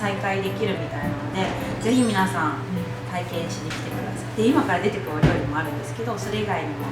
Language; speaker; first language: Japanese; native; Japanese